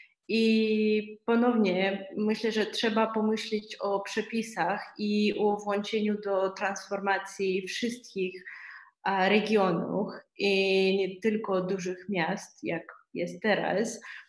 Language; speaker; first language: Polish; non-native, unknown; Romanian